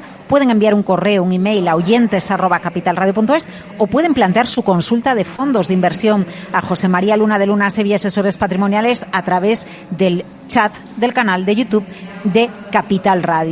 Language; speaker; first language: Spanish; native; Spanish